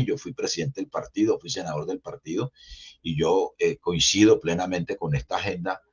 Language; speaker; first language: Spanish; native; Spanish